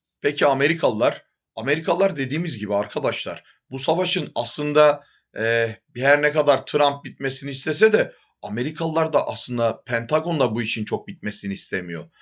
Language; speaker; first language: Turkish; native; Turkish